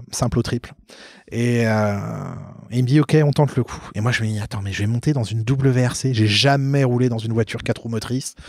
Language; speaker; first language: French; native; French